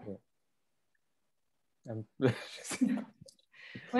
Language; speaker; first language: French; non-native, local second language; English